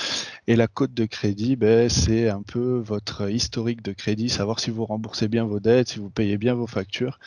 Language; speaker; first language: French; native; French